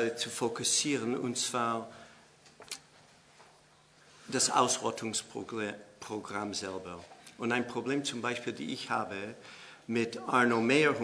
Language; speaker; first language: German; non-native, fluent; English